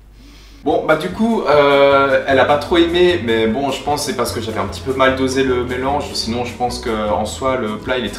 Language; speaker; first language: French; native; French